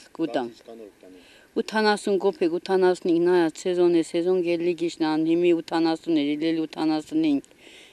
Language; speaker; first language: Armenian; native; Armenian